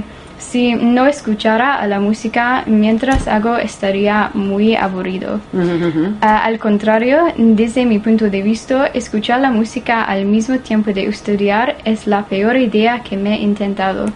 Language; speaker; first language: Spanish; non-native, learner; English